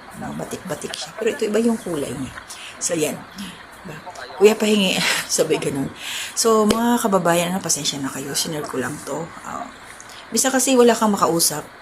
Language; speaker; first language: Filipino; non-native, local second language; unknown